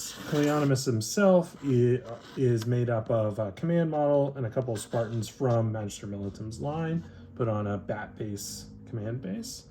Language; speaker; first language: English; native; English